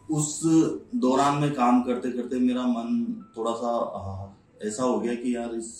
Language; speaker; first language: Hindi; native; Hindi